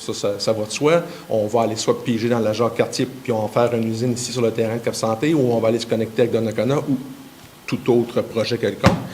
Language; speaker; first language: French; native; French